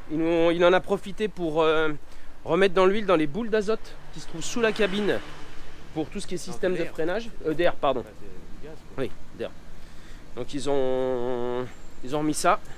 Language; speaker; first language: French; native; French